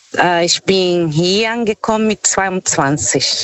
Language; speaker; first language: German; non-native, fluent; Portuguese